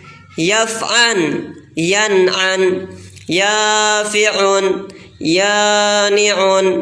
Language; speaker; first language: Arabic; non-native, fluent; Indonesian